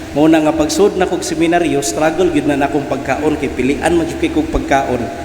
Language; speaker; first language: Cebuano; native; Cebuano